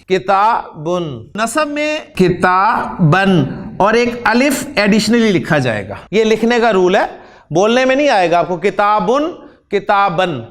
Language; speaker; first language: Urdu; non-native, local second language; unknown